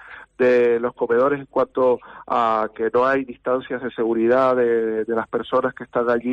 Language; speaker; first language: Spanish; native; Spanish